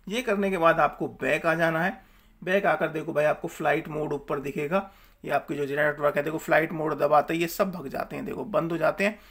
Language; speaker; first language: Hindi; native; Hindi